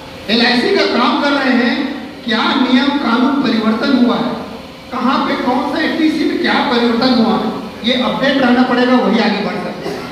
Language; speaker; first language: Hindi; native; Hindi